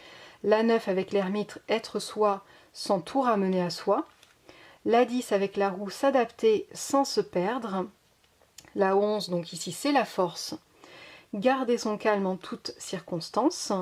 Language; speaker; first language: French; native; French